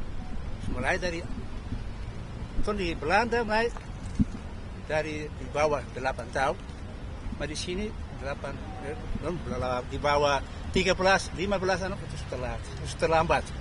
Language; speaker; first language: Indonesian; early bilingual, heritage; Indonesian